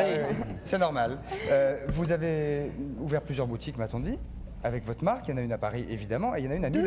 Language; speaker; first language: French; native; French